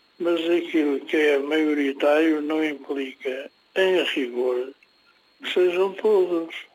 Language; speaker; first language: Portuguese; native; Portuguese